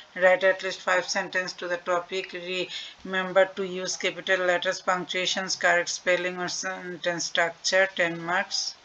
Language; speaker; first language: English; non-native, local second language; Bangla